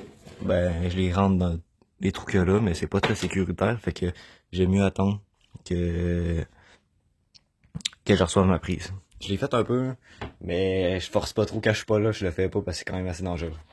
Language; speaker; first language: French; native; French